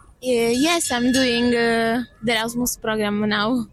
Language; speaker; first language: English; non-native, learner; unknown